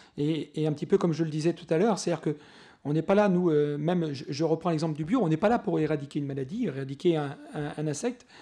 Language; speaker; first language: French; native; French